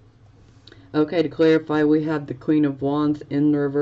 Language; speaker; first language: English; native; English